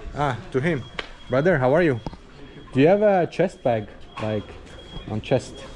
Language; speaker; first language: English; non-native, fluent; Azerbaijani